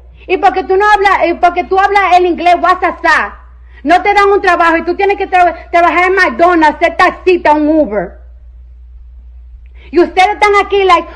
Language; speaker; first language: Spanish; early bilingual, heritage; Spanish